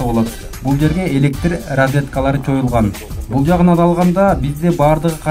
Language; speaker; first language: Kyrgyz; native; Kyrgyz